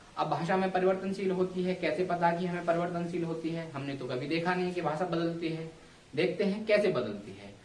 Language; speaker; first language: Hindi; native; Hindi